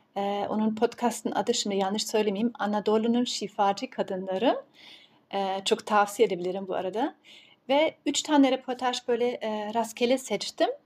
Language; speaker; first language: Turkish; early bilingual, heritage; Turkish